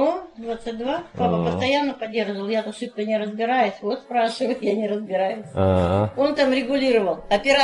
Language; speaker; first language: Russian; native; Russian